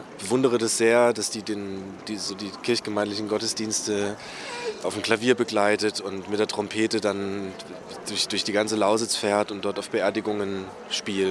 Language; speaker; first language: German; native; German